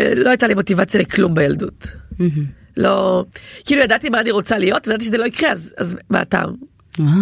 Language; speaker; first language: Hebrew; native; Hebrew